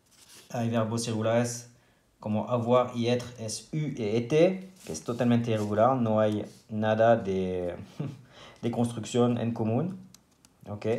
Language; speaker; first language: Spanish; non-native, fluent; French